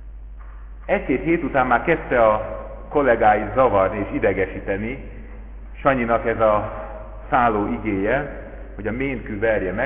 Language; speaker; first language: Hungarian; native; Hungarian